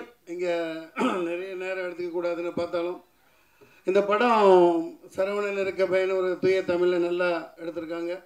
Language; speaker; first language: Tamil; native; Tamil